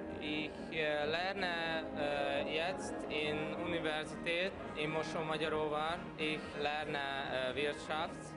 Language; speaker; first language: German; non-native, local second language; Hungarian